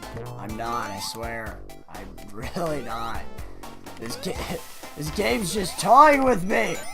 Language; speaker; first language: English; native; English